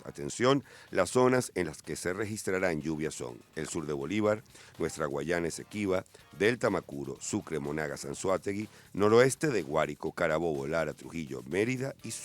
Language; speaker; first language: Spanish; native; Spanish